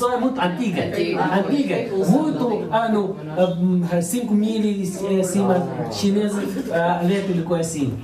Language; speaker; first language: Portuguese; non-native, learner; Chinese